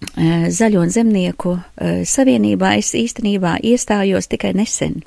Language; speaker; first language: Latvian; non-native, local second language; Russian